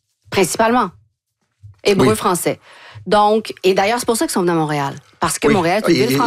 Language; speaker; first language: French; native; French